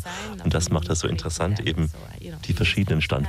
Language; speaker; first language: German; native; German